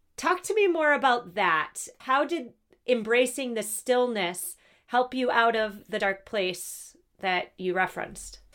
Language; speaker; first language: English; native; English